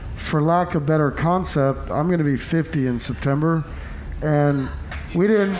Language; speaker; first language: English; native; English